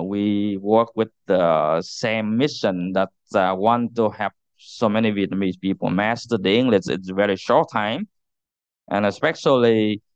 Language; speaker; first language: English; non-native, learner; Vietnamese